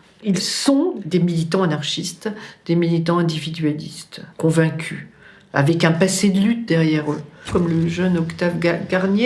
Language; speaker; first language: French; native; French